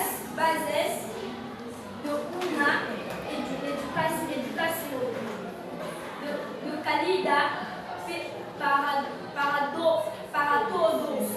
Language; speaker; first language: Spanish; non-native, learner; French